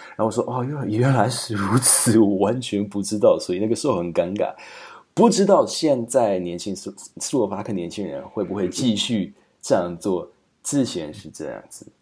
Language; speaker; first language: Chinese; non-native, fluent; Slovak